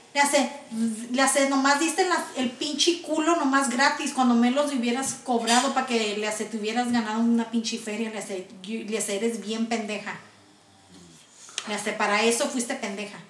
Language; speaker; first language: Spanish; early bilingual, heritage; Spanish